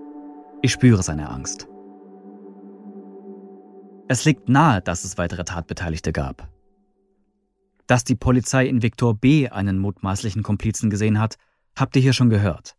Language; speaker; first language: German; native; German